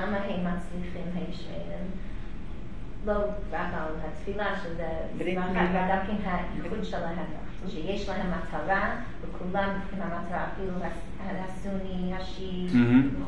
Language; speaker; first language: Hebrew; non-native, learner; English